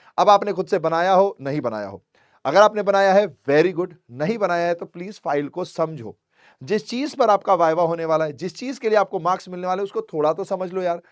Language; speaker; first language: Hindi; native; Hindi